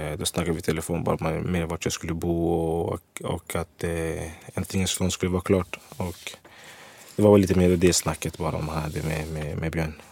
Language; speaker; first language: Swedish; early bilingual, other home language; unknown